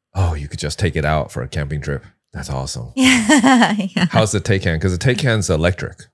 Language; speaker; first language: English; native; English